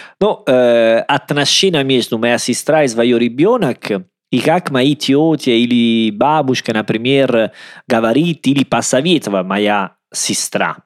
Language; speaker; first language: Russian; non-native, learner; Italian